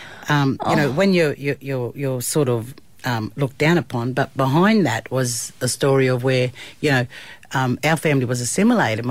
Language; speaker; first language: English; native; English